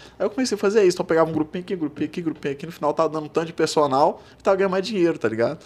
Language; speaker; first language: Portuguese; native; Portuguese